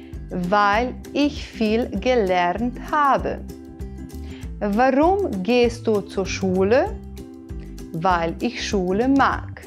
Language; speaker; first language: German; non-native, fluent; Bosnian